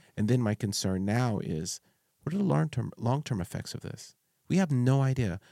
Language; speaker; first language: English; early bilingual, other home language; Filipino